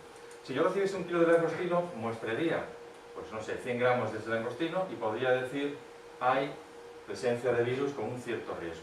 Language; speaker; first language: Spanish; native; Spanish